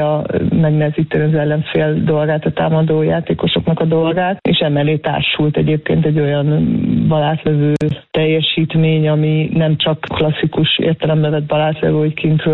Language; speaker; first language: Hungarian; native; Hungarian